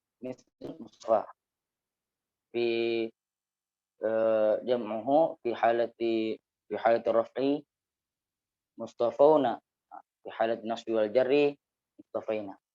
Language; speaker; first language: Arabic; non-native, learner; Indonesian